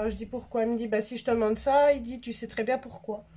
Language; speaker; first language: French; native; French